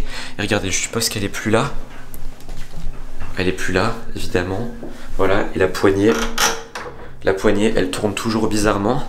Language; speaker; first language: French; native; French